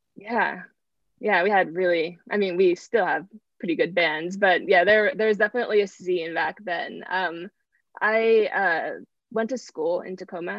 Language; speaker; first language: English; early bilingual, other home language; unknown